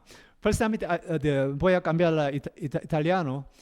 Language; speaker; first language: Spanish; non-native, learner; Korean